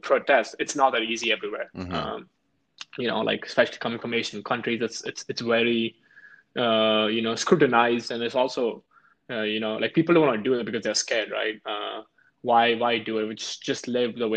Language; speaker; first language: English; non-native, local second language; Hindi